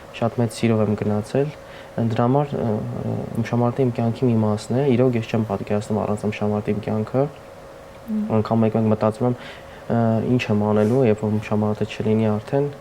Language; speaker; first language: Armenian; non-native, local second language; Kurdish